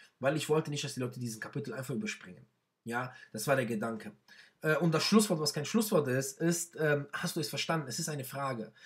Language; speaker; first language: German; non-native, fluent; Arabic